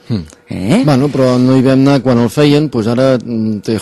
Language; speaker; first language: Catalan; native; Catalan